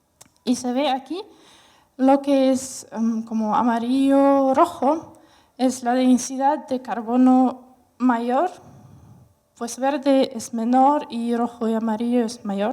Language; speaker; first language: Spanish; non-native, fluent; Russian